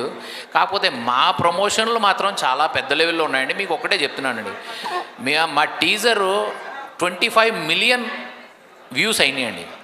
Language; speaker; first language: Telugu; native; Telugu